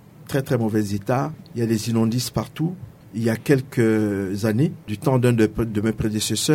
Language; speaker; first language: French; non-native, local second language; Sango